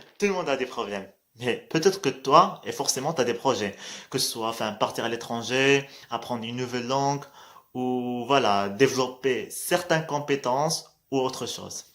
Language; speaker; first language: French; non-native, local second language; Arabic